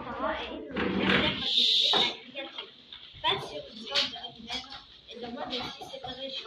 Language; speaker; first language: French; non-native, learner; Arabic